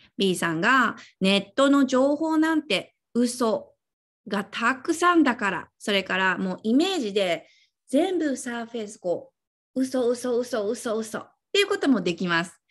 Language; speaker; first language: Japanese; native; Japanese